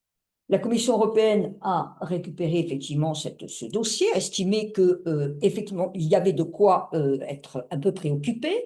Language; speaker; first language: French; native; French